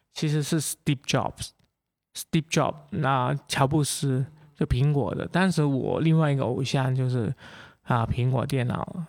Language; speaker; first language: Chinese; non-native, local second language; Cantonese